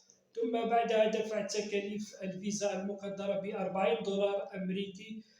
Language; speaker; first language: Arabic; native; Arabic